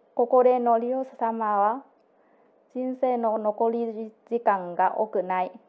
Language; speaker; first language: Japanese; non-native, learner; Vietnamese